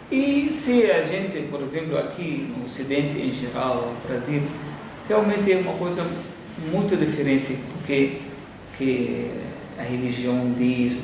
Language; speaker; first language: Portuguese; non-native, fluent; Arabic